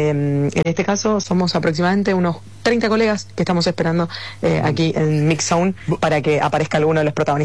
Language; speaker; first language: Spanish; native; Spanish